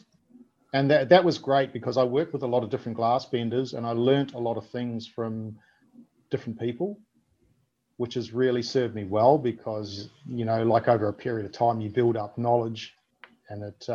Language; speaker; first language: English; native; English